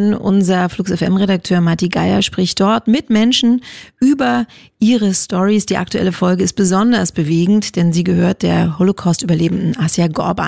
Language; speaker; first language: German; native; German